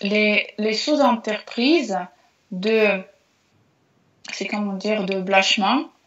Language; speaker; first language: French; non-native, learner; Russian